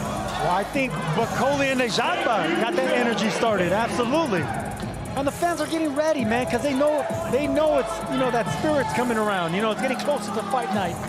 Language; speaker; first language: English; native; English